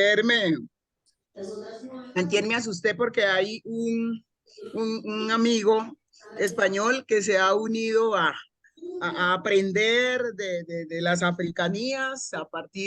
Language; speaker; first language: Spanish; native; Spanish